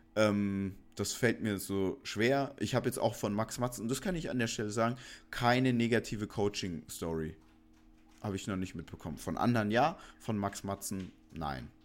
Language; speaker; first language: German; native; German